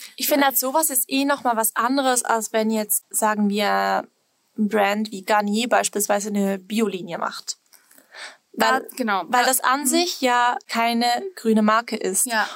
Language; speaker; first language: German; non-native, fluent; Swiss German